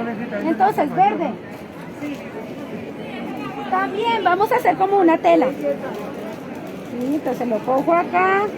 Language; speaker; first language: Spanish; native; Spanish